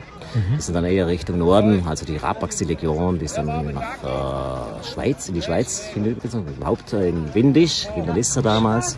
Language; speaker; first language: German; native; German